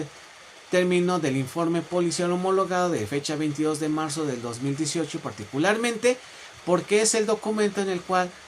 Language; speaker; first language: Spanish; native; Spanish